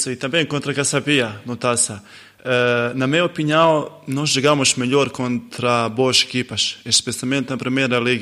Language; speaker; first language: Portuguese; non-native, learner; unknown